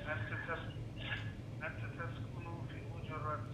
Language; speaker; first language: Arabic; non-native, learner; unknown